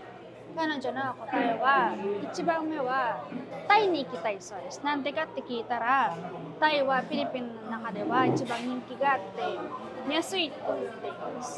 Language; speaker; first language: Japanese; non-native, fluent; Filipino